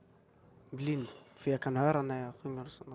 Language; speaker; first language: Swedish; early bilingual, other home language; Albanian